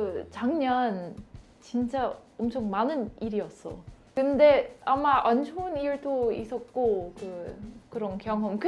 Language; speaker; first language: Korean; non-native, learner; Dutch